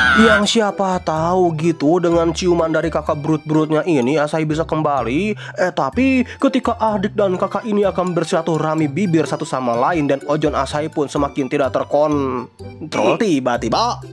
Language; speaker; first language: Indonesian; native; Indonesian